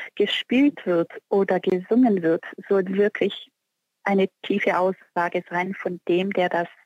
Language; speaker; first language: German; non-native, fluent; Portuguese